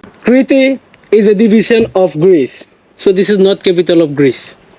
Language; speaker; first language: English; non-native, local second language; Bangla